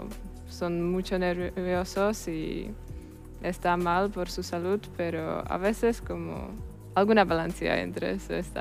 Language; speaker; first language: Spanish; non-native, learner; Czech